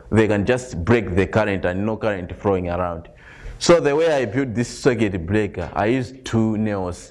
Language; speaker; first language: English; non-native, local second language; Nyanja